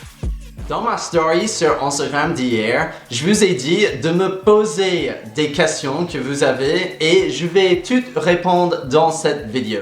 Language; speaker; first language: French; non-native, fluent; English